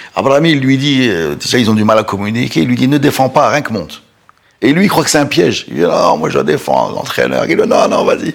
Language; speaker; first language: French; non-native, local second language; Arabic